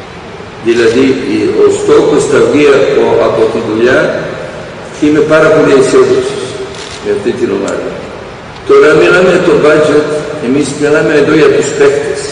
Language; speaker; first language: Greek; non-native, fluent; Serbian